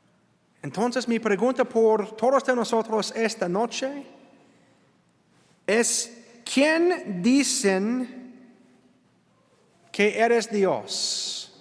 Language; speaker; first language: Spanish; non-native, learner; English